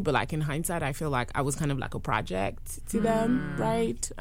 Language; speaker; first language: English; non-native, fluent; French